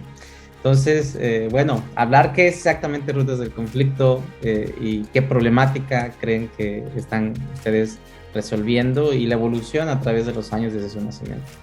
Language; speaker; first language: Spanish; native; Spanish